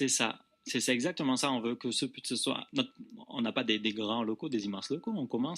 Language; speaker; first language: French; native; French